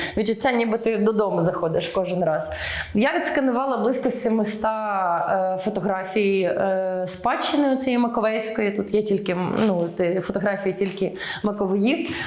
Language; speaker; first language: Ukrainian; early bilingual, heritage; Ukrainian